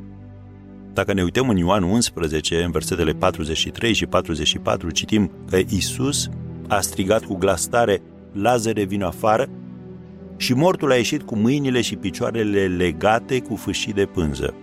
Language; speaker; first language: Romanian; native; Romanian